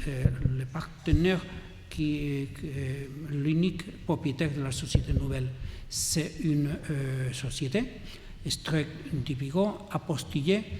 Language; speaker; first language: French; non-native, learner; Catalan